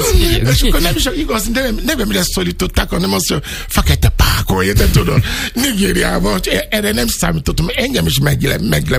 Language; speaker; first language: Hungarian; non-native, fluent; Yoruba